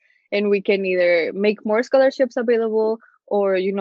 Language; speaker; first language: English; early bilingual, other home language; Spanish